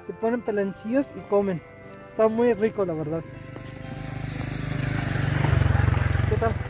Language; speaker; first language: Spanish; non-native, learner; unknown